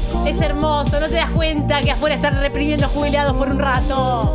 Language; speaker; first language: Spanish; native; Spanish